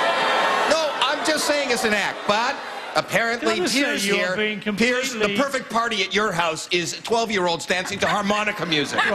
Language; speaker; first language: English; native; English